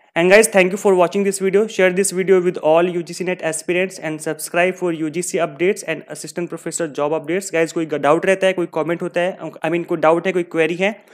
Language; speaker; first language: Hindi; native; Hindi